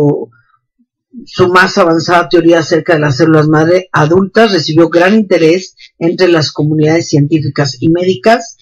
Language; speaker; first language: Spanish; native; Spanish